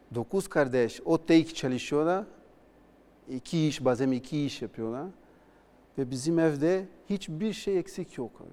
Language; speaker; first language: Turkish; non-native, learner; Portuguese